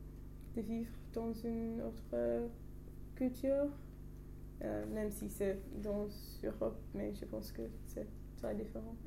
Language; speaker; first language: French; non-native, learner; English